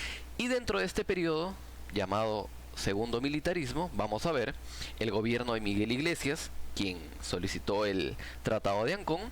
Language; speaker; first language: Spanish; native; Spanish